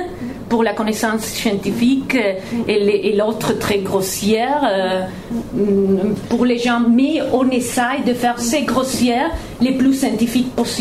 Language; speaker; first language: French; non-native, fluent; Italian